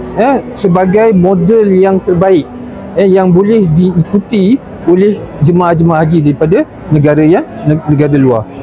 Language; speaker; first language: Malay; native; Malay